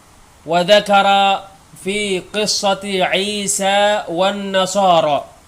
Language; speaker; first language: Arabic; non-native, fluent; Indonesian